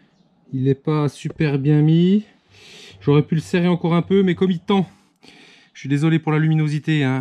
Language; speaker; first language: French; native; French